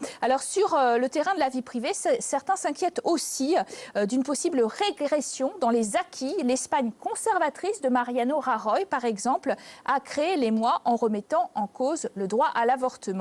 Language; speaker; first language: French; native; French